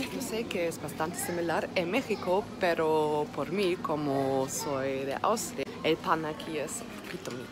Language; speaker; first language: Spanish; non-native, learner; German